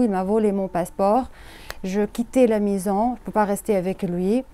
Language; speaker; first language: French; non-native, learner; Arabic